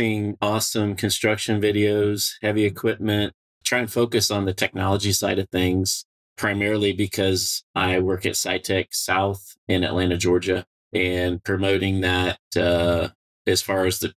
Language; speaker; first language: English; native; English